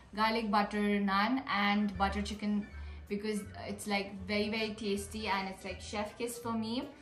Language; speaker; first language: English; non-native, local second language; Nepali